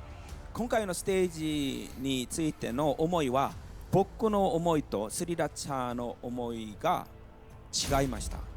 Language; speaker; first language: Japanese; non-native, fluent; Korean